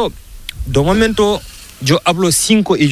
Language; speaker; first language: Spanish; non-native, learner; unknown